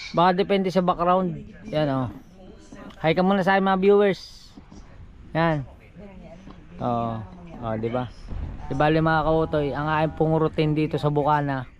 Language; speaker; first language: Filipino; native; Filipino